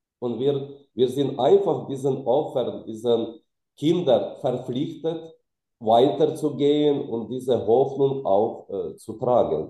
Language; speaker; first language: German; non-native, fluent; Ukrainian